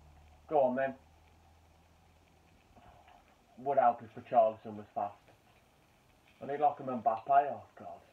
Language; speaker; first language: English; native; English